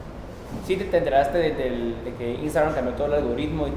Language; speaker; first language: Spanish; native; Spanish